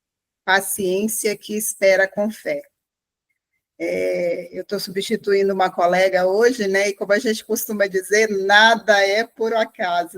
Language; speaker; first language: Portuguese; native; Portuguese